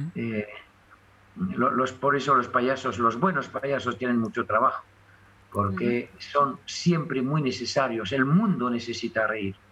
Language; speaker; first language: Spanish; non-native, fluent; French